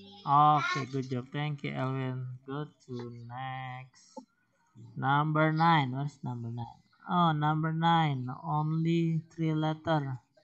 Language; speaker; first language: English; non-native, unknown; Indonesian